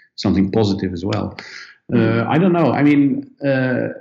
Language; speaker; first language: English; non-native, fluent; Dutch